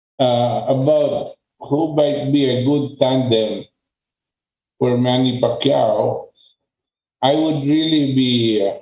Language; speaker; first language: English; non-native, local second language; Filipino